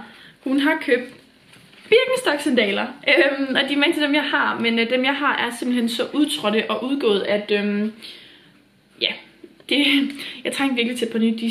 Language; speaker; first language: Danish; native; Danish